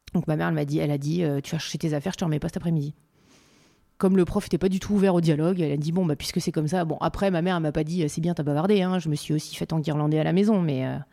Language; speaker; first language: French; native; French